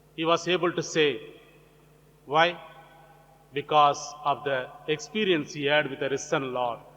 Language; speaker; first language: English; non-native, local second language; Gujarati